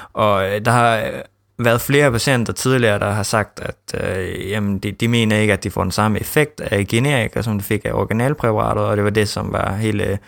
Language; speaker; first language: Danish; early bilingual, heritage; Danish